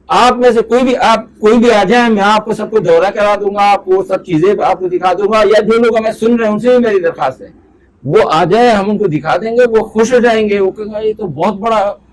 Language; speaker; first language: Urdu; non-native, local second language; Pashto